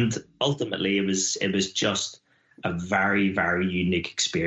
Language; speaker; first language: English; native; English